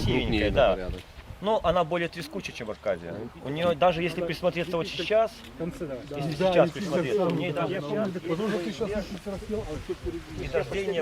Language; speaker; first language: Russian; native; Russian